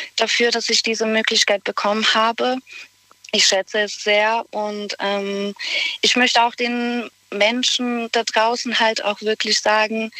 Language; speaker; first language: German; non-native, fluent; Bosnian